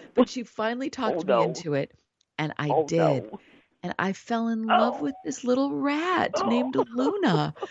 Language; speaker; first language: English; native; English